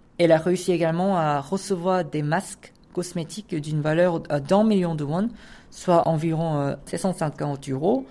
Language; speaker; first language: French; non-native, fluent; Korean